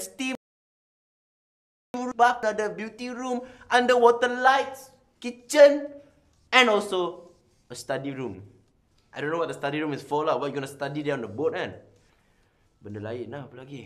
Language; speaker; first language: English; non-native, local second language; Malay